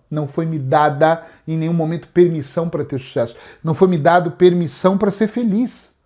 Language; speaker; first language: Portuguese; native; Portuguese